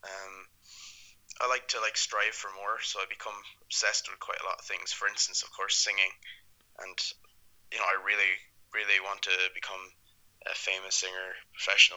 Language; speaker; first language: English; native; English